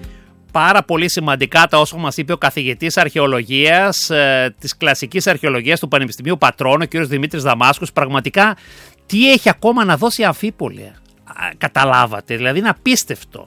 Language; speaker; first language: Greek; native; Greek